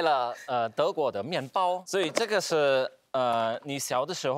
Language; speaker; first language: Chinese; non-native, learner; German